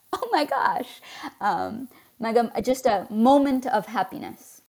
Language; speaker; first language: English; early bilingual, other home language; Persian